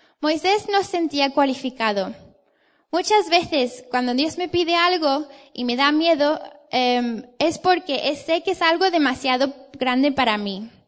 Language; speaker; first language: Spanish; non-native, fluent; English